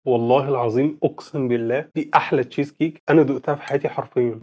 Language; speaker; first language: Arabic; native; Arabic